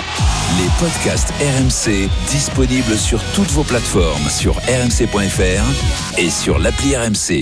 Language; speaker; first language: French; native; French